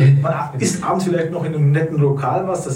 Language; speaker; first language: German; native; German